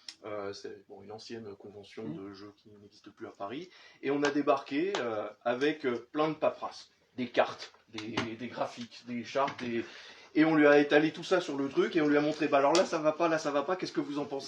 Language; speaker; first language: French; native; French